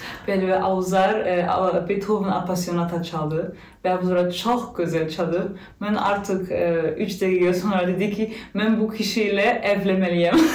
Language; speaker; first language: Azerbaijani; non-native, learner; German